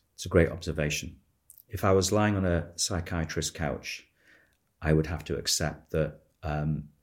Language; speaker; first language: English; native; English